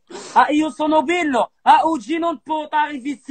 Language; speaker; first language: Italian; non-native, learner; Arabic